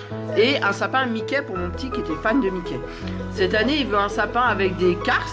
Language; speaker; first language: French; native; French